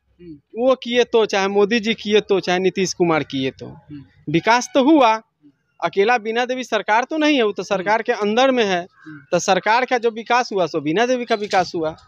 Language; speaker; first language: Hindi; native; Hindi